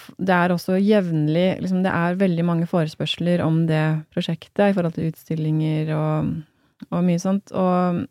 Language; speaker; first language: Norwegian; native; Norwegian